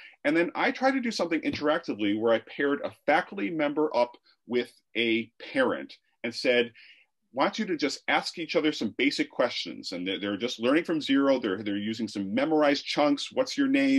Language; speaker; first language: English; native; English